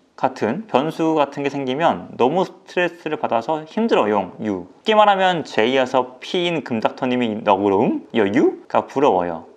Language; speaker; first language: Korean; native; Korean